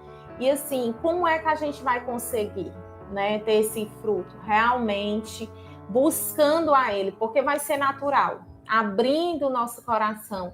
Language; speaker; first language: Portuguese; native; Portuguese